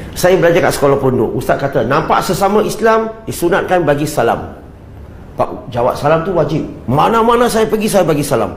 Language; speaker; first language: Malay; non-native, local second language; Chinese